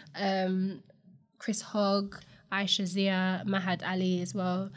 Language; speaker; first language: English; native; English